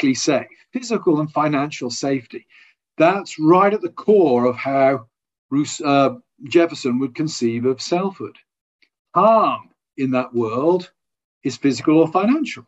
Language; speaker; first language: English; native; English